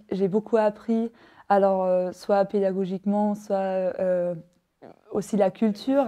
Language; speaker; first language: French; non-native, fluent; German